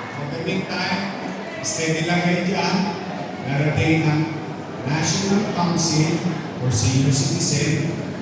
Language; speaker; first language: Filipino; native; Filipino